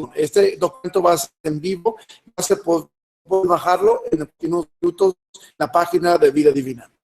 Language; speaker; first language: Spanish; early bilingual, other home language; English